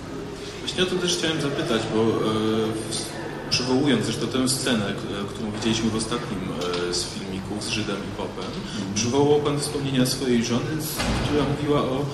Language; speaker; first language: Polish; native; Polish